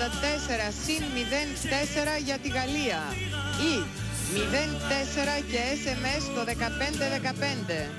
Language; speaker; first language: Greek; native; Greek